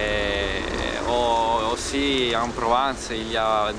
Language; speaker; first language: French; non-native, learner; Italian